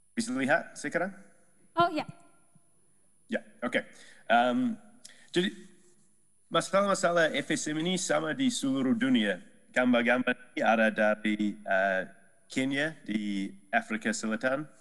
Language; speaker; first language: Indonesian; non-native, learner; Dutch